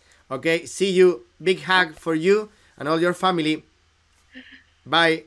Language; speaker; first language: English; non-native, fluent; Galician